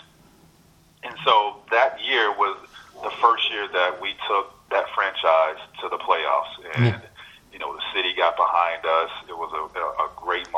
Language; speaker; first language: English; native; English